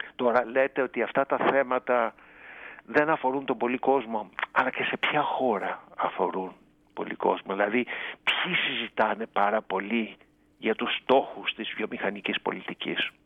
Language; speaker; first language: Greek; native; Greek